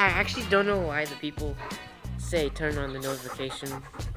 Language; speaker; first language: English; native; English